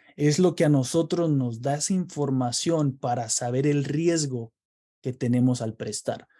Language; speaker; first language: Spanish; native; Spanish